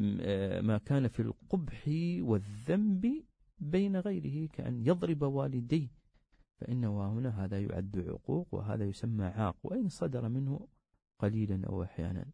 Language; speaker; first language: Arabic; native; Arabic